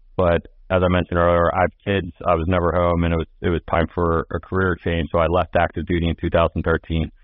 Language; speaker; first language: English; native; English